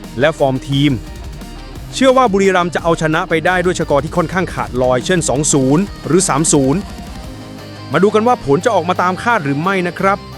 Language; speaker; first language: Thai; native; Thai